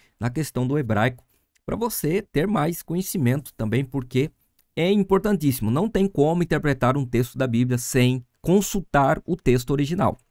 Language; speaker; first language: Portuguese; native; Portuguese